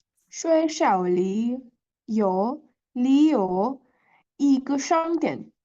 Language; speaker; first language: Chinese; non-native, learner; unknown